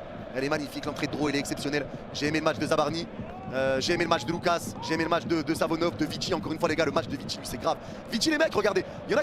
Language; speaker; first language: French; native; French